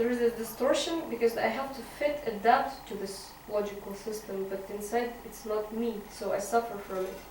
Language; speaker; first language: English; non-native, fluent; Russian